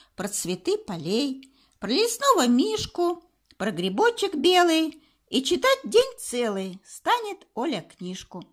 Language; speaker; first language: Russian; native; Russian